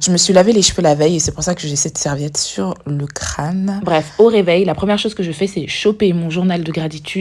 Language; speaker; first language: French; native; French